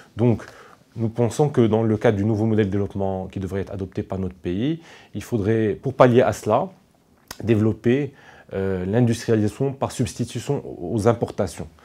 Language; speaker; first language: French; non-native, local second language; Arabic